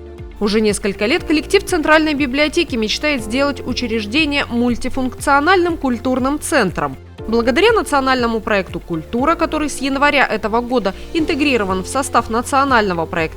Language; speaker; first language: Russian; native; Russian